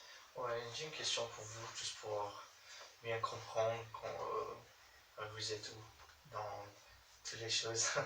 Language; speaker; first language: French; non-native, learner; English